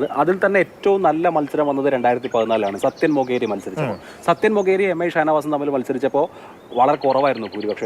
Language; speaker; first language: Malayalam; native; Malayalam